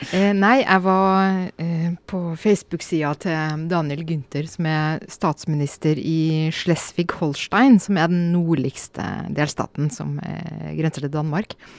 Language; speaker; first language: Norwegian; native; Norwegian